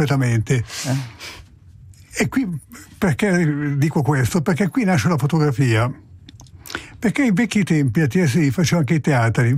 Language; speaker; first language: Italian; native; Italian